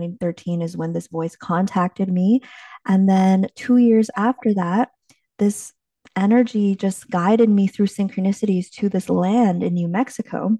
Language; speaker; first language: English; early bilingual, other home language; Chinese